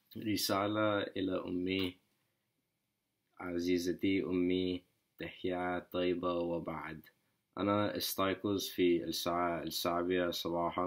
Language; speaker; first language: Arabic; non-native, learner; English